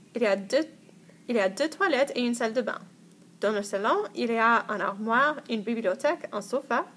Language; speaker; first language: French; non-native, fluent; English